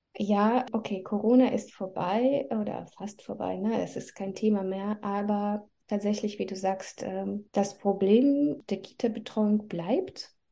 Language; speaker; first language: German; non-native, fluent; Russian